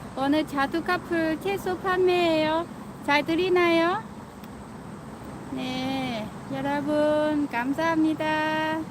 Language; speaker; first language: Korean; non-native, fluent; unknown